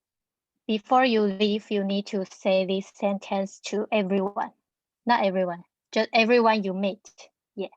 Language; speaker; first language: English; non-native, learner; Chinese